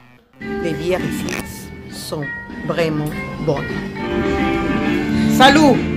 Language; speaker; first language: French; non-native, fluent; Spanish